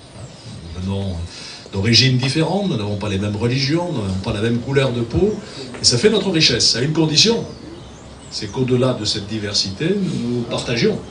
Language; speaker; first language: French; native; French